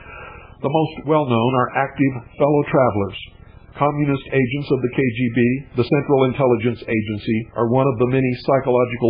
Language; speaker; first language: English; native; English